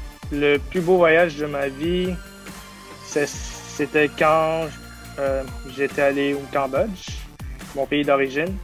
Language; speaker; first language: French; early bilingual, other home language; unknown